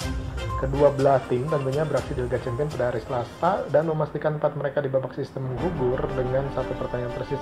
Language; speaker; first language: Indonesian; native; Indonesian